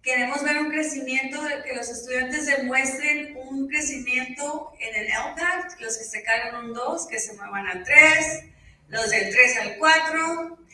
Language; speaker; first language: Spanish; early bilingual, heritage; Spanish